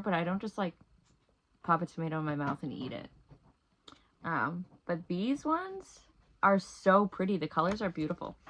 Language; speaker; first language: English; native; English